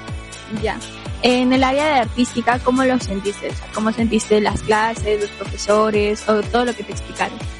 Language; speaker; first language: Spanish; native; Spanish